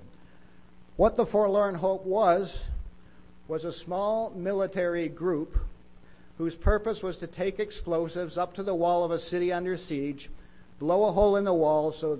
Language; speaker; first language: English; native; English